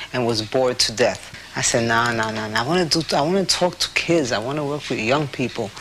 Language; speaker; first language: English; early bilingual, other home language; Spanish